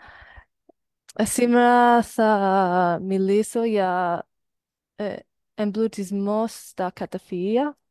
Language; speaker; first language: Greek; non-native, learner; English